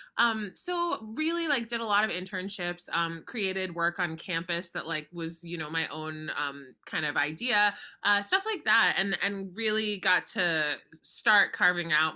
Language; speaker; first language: English; native; English